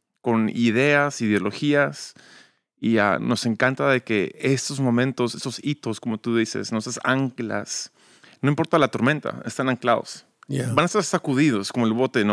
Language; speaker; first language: Spanish; early bilingual, other home language; English